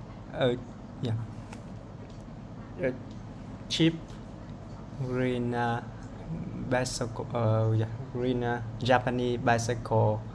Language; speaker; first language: English; non-native, learner; Vietnamese